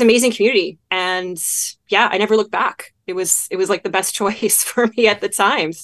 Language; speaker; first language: English; native; English